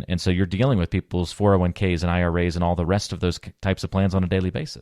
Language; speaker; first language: English; native; English